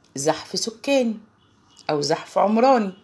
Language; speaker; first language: Arabic; native; Arabic